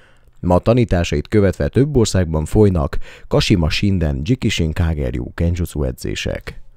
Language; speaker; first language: Hungarian; native; Hungarian